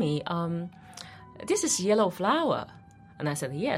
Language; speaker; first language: English; non-native, fluent; Chinese